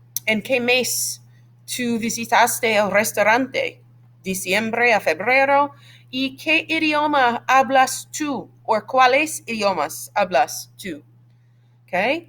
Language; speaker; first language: Spanish; non-native, fluent; English